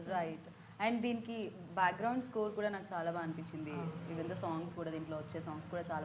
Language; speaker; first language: Telugu; native; Telugu